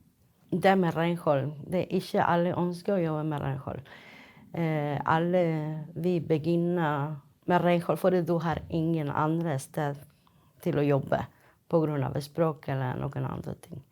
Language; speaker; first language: Norwegian; non-native, fluent; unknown